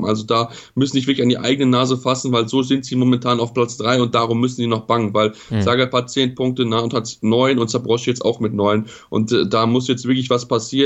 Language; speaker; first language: German; native; German